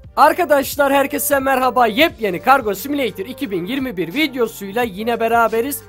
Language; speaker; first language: Turkish; native; Turkish